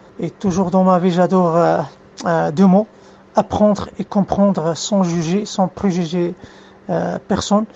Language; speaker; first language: French; non-native, fluent; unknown